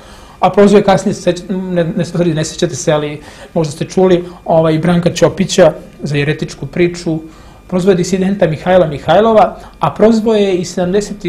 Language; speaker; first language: Serbian; native; Serbian